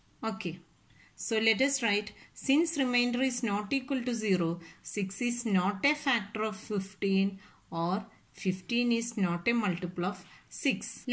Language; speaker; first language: English; non-native, local second language; Malayalam